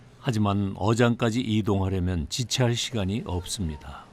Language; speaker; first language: Korean; native; Korean